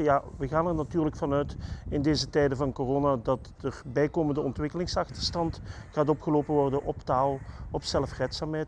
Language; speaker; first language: Dutch; native; Dutch